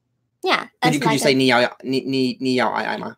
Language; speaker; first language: Chinese; non-native, fluent; English